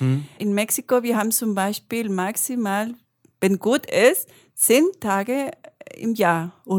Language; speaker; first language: German; non-native, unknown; Spanish